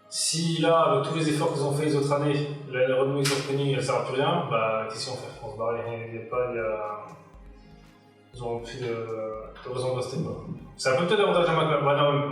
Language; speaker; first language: French; native; French